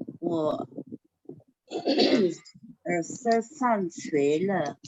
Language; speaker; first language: Chinese; non-native, learner; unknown